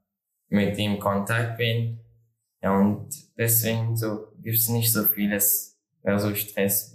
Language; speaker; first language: German; non-native, learner; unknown